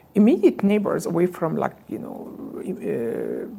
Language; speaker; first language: English; non-native, fluent; Arabic